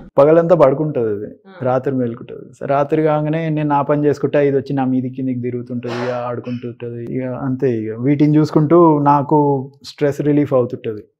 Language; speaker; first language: Telugu; native; Telugu